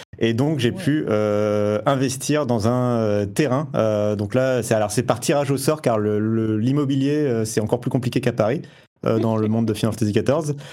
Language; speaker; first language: French; native; French